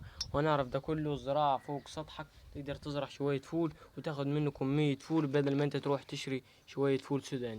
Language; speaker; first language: Arabic; native; Arabic